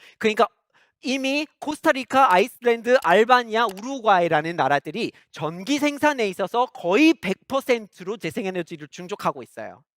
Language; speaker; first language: Korean; non-native, fluent; English